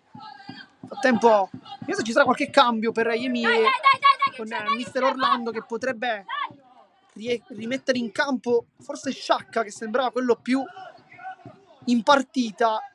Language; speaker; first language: Italian; native; Italian